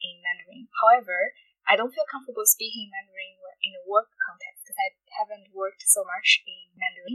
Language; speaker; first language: English; non-native, fluent; Chinese